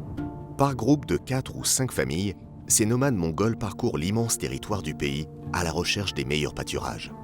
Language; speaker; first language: French; native; French